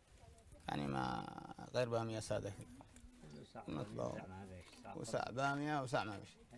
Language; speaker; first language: Arabic; native; Arabic